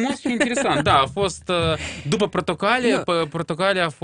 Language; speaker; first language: Romanian; non-native, local second language; Russian